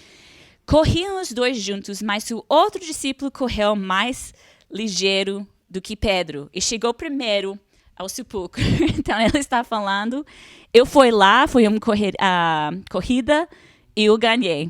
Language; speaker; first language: Portuguese; non-native, fluent; English